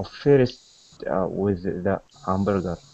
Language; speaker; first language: English; non-native, learner; Arabic